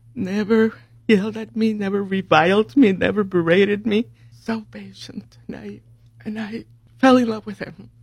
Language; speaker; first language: English; early bilingual, other home language; Spanish